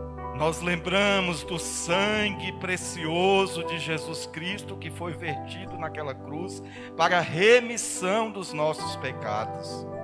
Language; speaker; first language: Portuguese; native; Portuguese